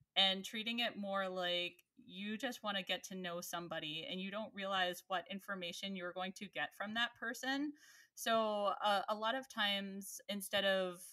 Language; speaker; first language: English; native; English